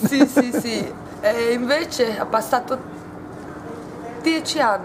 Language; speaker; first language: Italian; non-native, learner; Hungarian